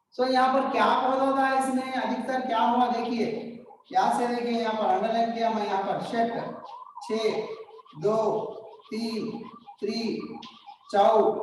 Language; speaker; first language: Hindi; non-native, local second language; Telugu